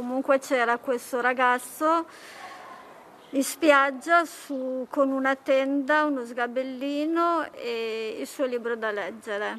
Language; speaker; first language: Italian; native; Italian